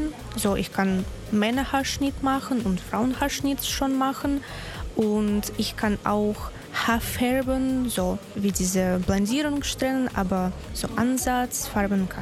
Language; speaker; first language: German; non-native, learner; Russian